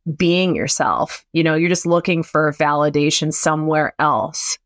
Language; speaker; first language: English; native; English